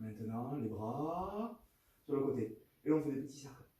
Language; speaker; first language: French; native; French